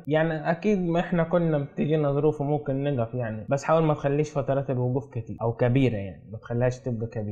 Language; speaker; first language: Arabic; native; Arabic